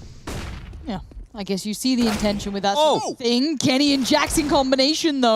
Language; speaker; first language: English; native; English